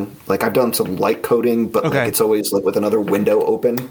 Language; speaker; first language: English; native; English